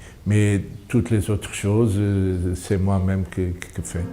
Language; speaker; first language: French; non-native, fluent; Portuguese